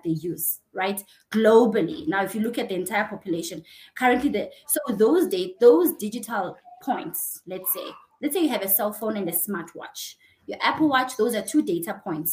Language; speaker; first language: English; non-native, local second language; Xhosa